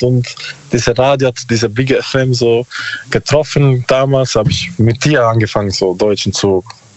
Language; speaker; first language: German; non-native, learner; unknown